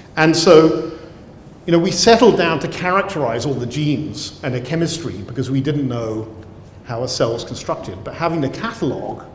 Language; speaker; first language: English; native; English